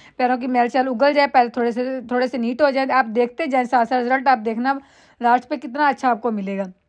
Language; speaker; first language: Urdu; non-native, local second language; Punjabi